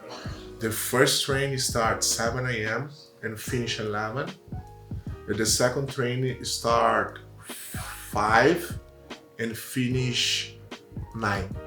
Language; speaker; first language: English; non-native, learner; Portuguese